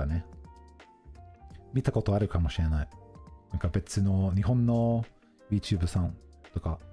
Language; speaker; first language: Japanese; non-native, fluent; English